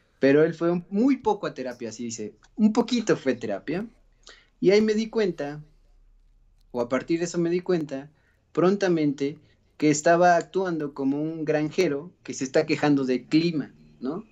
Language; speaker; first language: Spanish; native; Spanish